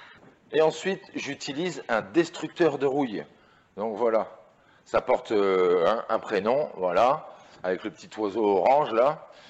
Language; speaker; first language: French; native; French